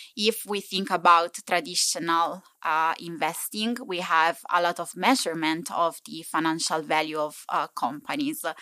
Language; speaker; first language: English; non-native, fluent; Italian